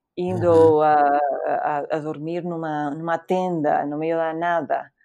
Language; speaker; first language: Portuguese; non-native, fluent; Spanish